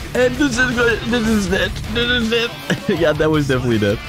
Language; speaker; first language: English; non-native, fluent; French